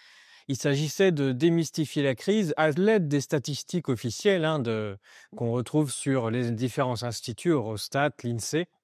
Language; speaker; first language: French; native; French